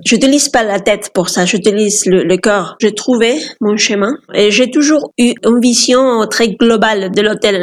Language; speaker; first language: French; non-native, fluent; Spanish